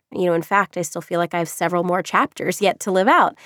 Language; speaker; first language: English; native; English